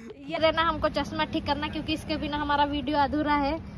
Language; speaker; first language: Hindi; native; Hindi